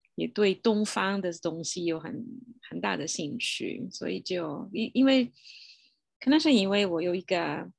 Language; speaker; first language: Chinese; non-native, fluent; Italian